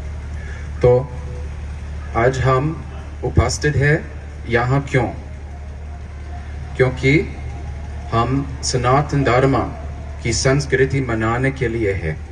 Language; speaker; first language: Hindi; non-native, learner; English